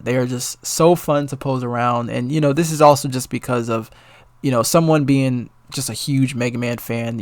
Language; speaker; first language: English; native; English